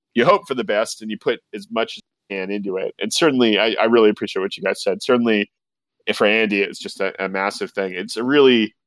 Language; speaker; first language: English; native; English